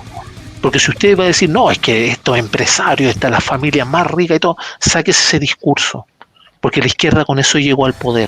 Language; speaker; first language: Spanish; native; Spanish